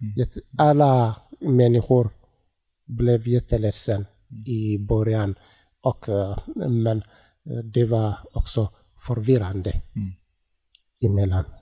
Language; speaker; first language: Swedish; non-native, learner; Tigrinya